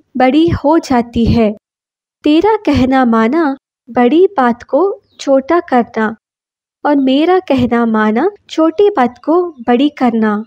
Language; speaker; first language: Hindi; non-native, local second language; Kannada